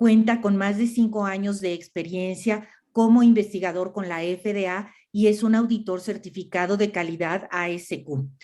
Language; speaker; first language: Spanish; native; Spanish